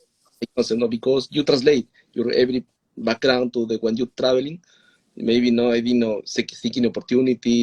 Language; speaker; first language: English; non-native, learner; Spanish